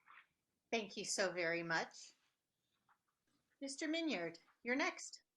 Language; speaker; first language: English; native; English